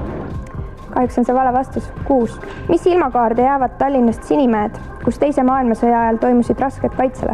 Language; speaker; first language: Estonian; native; Estonian